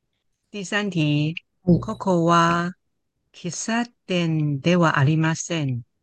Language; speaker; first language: Japanese; non-native, learner; Chinese